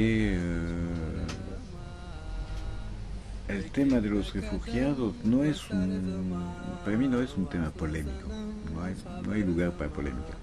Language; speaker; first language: Spanish; non-native, fluent; French